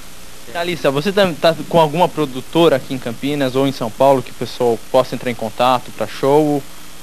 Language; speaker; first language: Portuguese; native; Portuguese